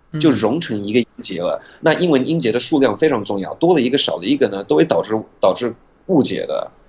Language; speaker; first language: Chinese; non-native, fluent; English